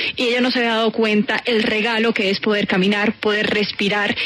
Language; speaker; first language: Spanish; native; Spanish